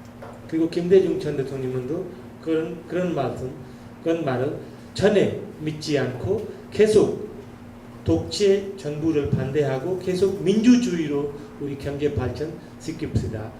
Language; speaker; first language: Korean; non-native, learner; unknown